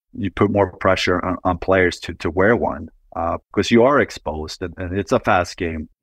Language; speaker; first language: English; non-native, fluent; Swedish